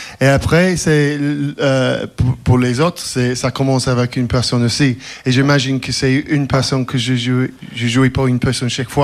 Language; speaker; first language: French; non-native, fluent; English